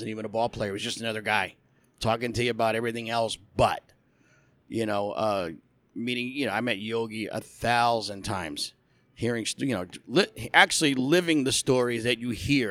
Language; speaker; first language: English; native; English